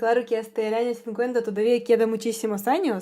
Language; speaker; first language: Spanish; non-native, fluent; Russian